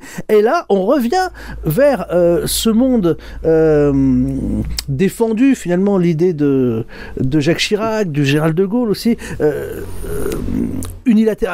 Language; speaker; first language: French; native; French